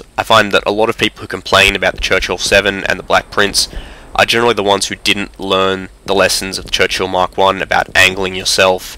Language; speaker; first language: English; native; English